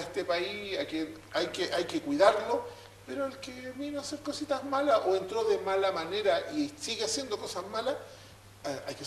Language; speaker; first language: Spanish; native; Spanish